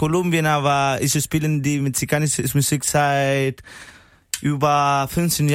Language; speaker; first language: German; non-native, learner; Spanish